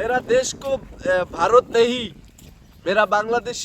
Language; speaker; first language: Hindi; non-native, learner; Bangla